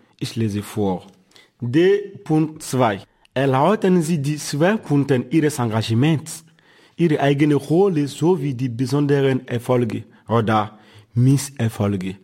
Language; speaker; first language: German; non-native, fluent; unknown